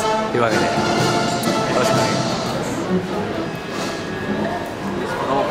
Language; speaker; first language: Japanese; native; Japanese